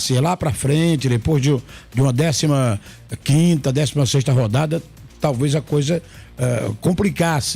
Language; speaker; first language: Portuguese; native; Portuguese